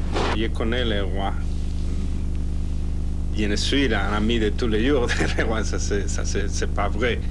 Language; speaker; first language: French; non-native, learner; Spanish